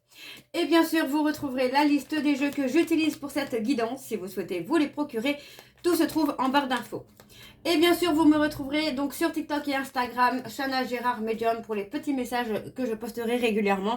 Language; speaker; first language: French; native; French